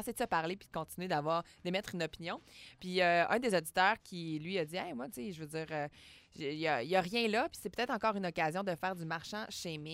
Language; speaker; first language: French; native; French